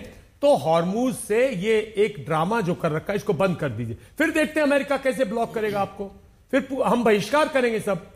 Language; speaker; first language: Hindi; native; Hindi